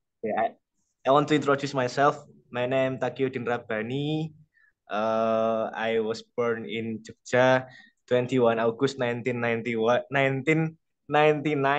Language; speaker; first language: English; non-native, learner; Indonesian